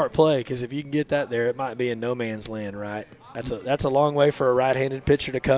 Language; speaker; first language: English; native; English